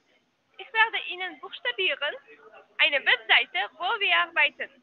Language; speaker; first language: German; non-native, learner; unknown